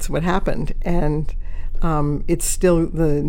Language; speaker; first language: English; native; English